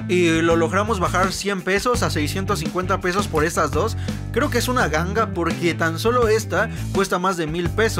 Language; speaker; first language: Spanish; native; Spanish